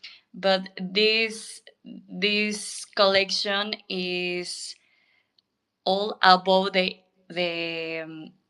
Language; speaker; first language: English; non-native, learner; Spanish